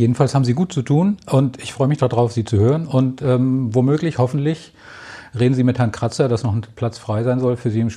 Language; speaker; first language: German; native; German